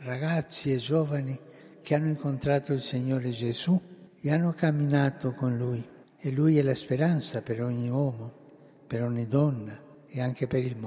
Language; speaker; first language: Italian; non-native, fluent; Spanish